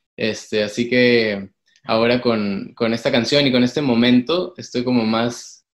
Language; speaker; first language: Spanish; native; Spanish